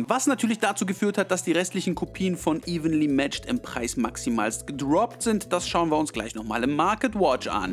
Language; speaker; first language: German; native; German